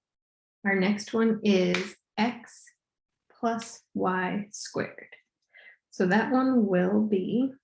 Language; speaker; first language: English; native; English